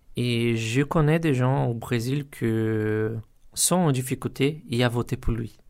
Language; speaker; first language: French; non-native, learner; Portuguese